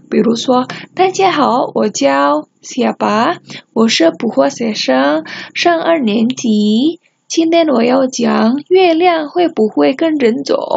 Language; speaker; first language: Chinese; non-native, fluent; Indonesian